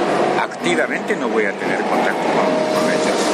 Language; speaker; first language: Spanish; non-native, fluent; Japanese